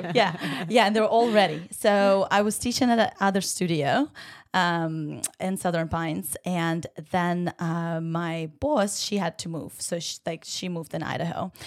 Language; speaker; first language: English; non-native, fluent; Ukrainian